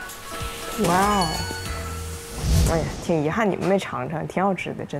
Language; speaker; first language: Chinese; native; Chinese